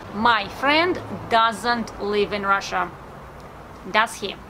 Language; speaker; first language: English; non-native, fluent; Russian